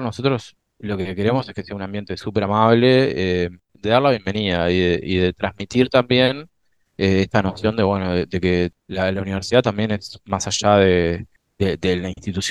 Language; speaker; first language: Spanish; native; Spanish